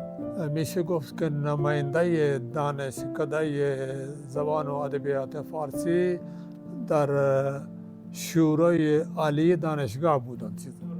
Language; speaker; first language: Persian; non-native, fluent; Urdu